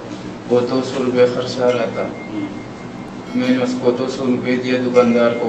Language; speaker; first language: Hindi; non-native, local second language; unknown